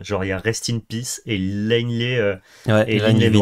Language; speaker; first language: French; native; French